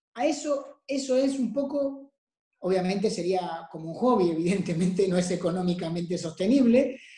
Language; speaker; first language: Spanish; native; Spanish